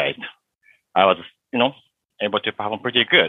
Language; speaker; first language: English; non-native, fluent; Japanese